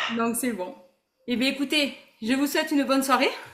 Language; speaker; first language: French; native; French